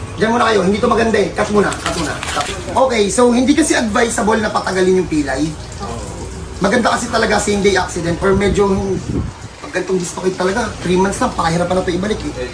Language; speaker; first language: Filipino; non-native, local second language; Bikol